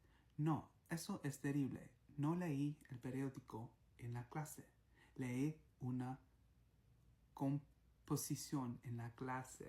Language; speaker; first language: Spanish; early bilingual, heritage; English